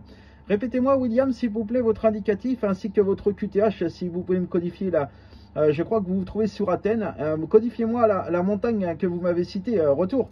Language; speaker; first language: French; native; French